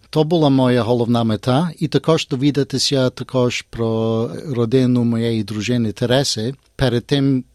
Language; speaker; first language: Ukrainian; early bilingual, heritage; Ukrainian